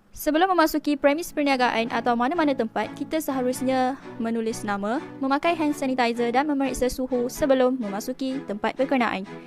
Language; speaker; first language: Malay; native; Malay